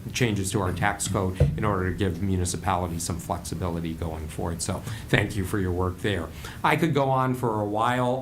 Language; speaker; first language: English; native; English